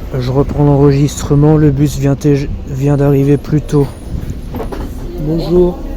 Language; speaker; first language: French; native; French